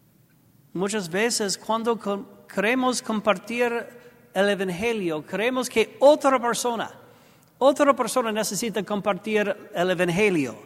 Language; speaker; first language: Spanish; non-native, learner; English